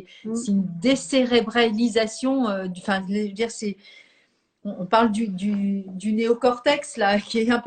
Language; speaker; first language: French; native; French